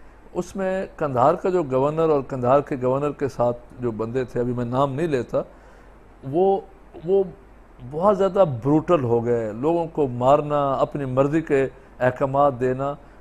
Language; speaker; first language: Urdu; non-native, local second language; Sindhi